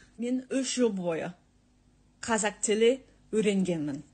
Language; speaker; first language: Kazakh; non-native, learner; English